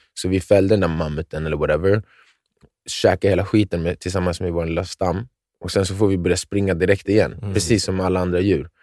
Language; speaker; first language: Swedish; native; Swedish